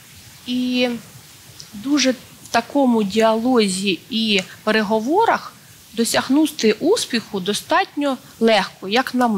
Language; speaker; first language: Ukrainian; native; Ukrainian